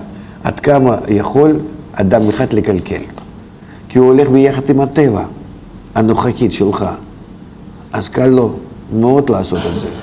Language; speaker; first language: Hebrew; non-native, fluent; Russian